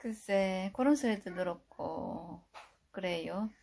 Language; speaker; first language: Korean; non-native, fluent; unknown